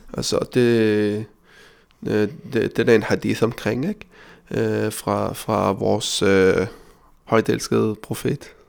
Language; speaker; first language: Danish; early bilingual, other home language; Riffian